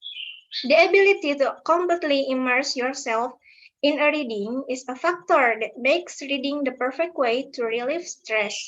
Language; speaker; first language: English; non-native, learner; Indonesian